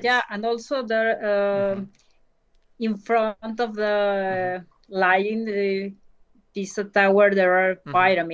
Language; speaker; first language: English; non-native, learner; Spanish